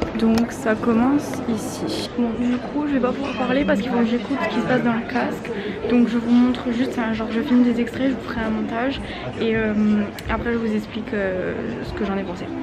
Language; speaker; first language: French; native; French